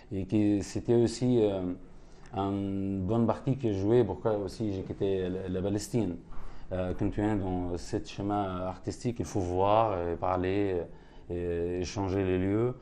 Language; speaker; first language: French; non-native, fluent; Arabic